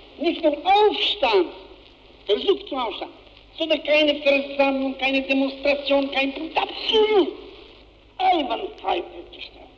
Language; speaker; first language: German; non-native, fluent; Bulgarian